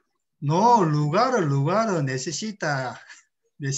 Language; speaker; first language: Spanish; non-native, learner; Korean